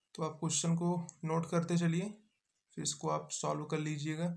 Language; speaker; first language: Hindi; native; Hindi